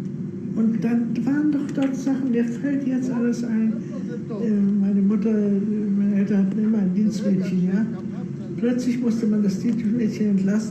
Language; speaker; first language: German; native; German